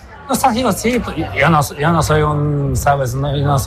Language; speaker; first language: Spanish; non-native, fluent; Polish